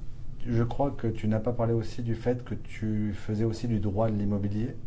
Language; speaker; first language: French; native; French